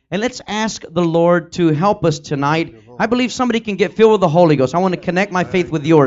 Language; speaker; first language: English; early bilingual, other home language; Spanish